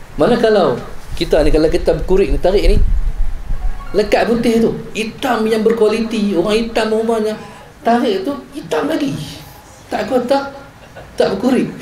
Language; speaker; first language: Malay; native; Malay